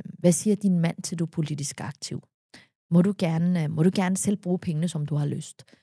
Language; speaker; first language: Danish; early bilingual, other home language; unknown